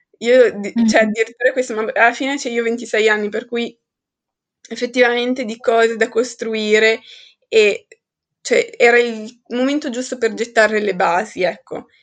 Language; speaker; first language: Italian; early bilingual, other home language; Arabic